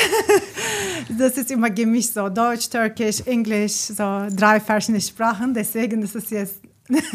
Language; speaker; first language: German; non-native, learner; Turkish